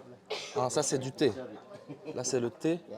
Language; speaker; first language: French; native; French